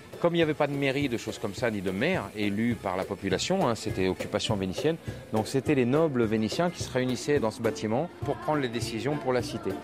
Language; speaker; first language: French; native; French